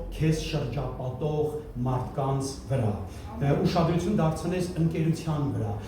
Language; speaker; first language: Armenian; early bilingual, heritage; Armenian